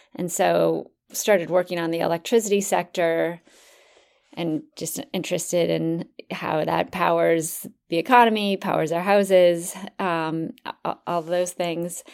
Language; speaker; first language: English; native; English